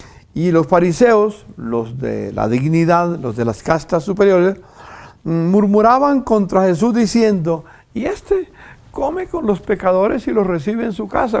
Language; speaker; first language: Spanish; native; Spanish